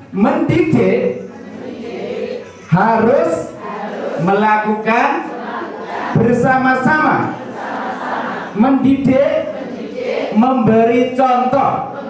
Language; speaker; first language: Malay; non-native, local second language; Javanese